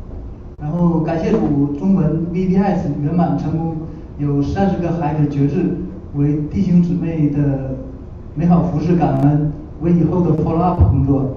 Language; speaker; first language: Chinese; native; Chinese